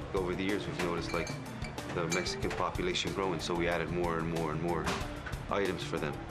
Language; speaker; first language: English; native; English